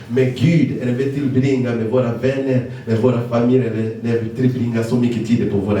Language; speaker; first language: Swedish; non-native, fluent; Lingala